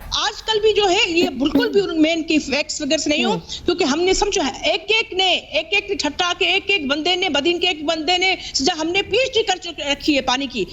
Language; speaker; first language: Urdu; non-native, local second language; Sindhi